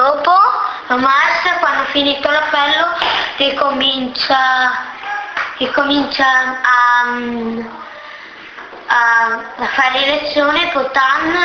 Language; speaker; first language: Italian; early bilingual, other home language; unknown